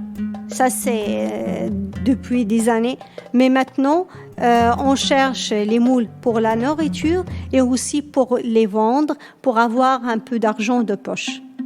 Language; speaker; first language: French; non-native, local second language; Berber languages